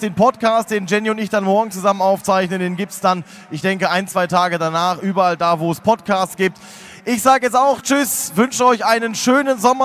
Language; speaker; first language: German; native; German